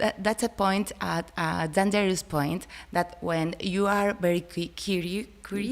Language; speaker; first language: English; non-native, learner; Spanish